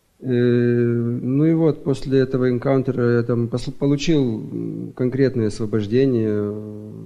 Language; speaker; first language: Russian; non-native, fluent; Lithuanian